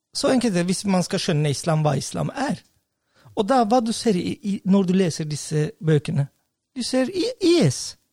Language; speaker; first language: Norwegian; non-native, fluent; Turkish